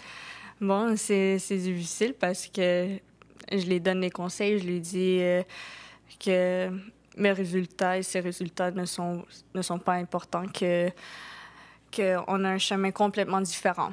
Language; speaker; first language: French; non-native, local second language; English